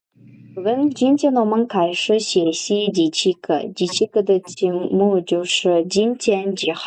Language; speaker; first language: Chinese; non-native, fluent; Kazakh